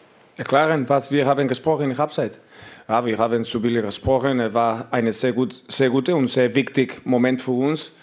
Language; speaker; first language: German; non-native, learner; Spanish